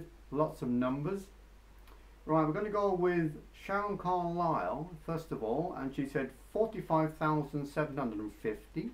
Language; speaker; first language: English; native; English